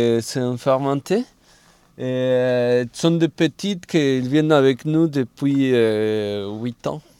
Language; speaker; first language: French; non-native, fluent; Spanish